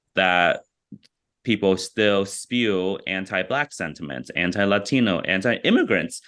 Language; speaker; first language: English; early bilingual, other home language; Vietnamese